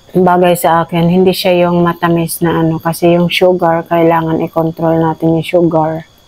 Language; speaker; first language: Filipino; native; Filipino